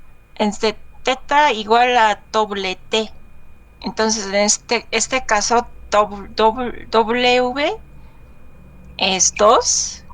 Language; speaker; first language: Spanish; non-native, learner; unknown